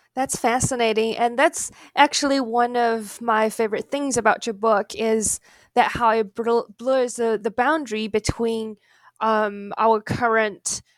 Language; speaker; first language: English; non-native, fluent; Chinese